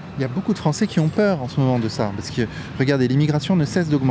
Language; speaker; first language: French; native; French